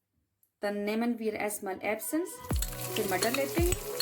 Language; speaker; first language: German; non-native, learner; Urdu